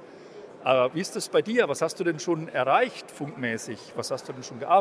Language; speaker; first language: German; native; German